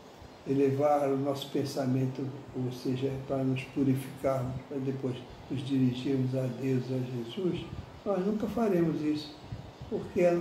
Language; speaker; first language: Portuguese; native; Portuguese